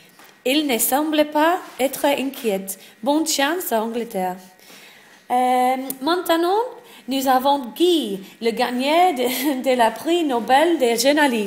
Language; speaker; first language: French; non-native, learner; English